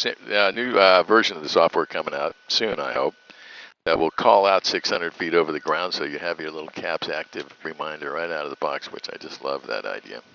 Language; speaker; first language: English; native; English